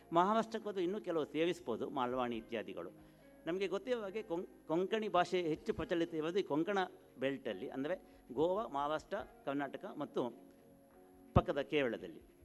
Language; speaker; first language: Kannada; non-native, local second language; Konkani